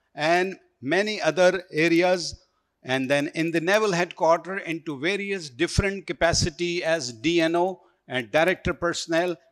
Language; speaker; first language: English; non-native, local second language; Urdu